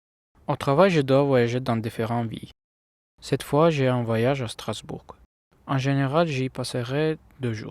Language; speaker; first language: French; non-native, learner; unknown